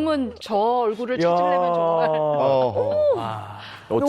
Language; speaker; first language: Korean; native; Korean